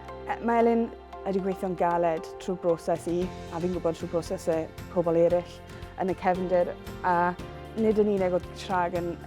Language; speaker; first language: Welsh; native; Welsh